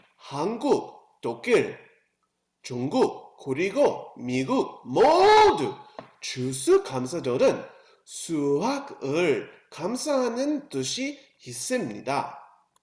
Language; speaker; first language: Korean; non-native, learner; English